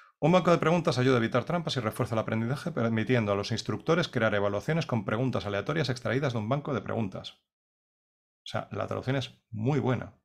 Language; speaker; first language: Spanish; native; Spanish